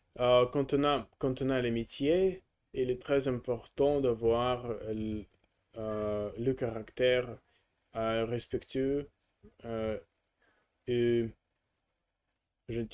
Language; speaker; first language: French; non-native, learner; Russian